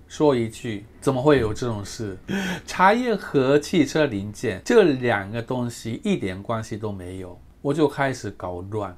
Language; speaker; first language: Chinese; non-native, fluent; Japanese